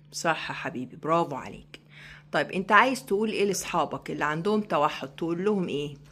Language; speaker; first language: Arabic; native; Arabic